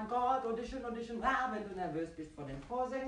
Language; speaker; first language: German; non-native, fluent; Afrikaans